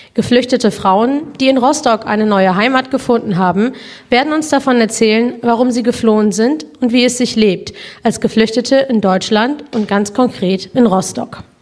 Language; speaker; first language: German; native; German